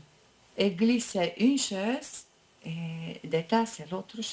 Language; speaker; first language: French; non-native, learner; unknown